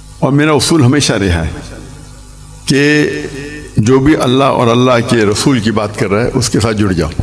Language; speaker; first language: Urdu; non-native, local second language; Konkani